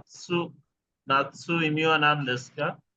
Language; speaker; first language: Japanese; non-native, fluent; Bangla